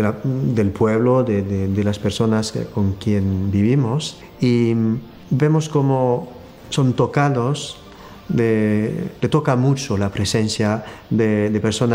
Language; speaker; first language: Spanish; non-native, fluent; French